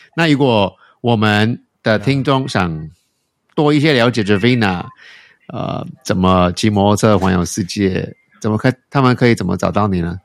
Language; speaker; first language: Chinese; non-native, fluent; English